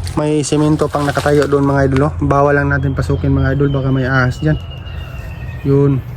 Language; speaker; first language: Filipino; non-native, local second language; Cebuano